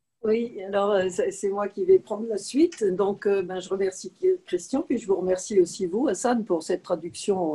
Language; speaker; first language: French; native; French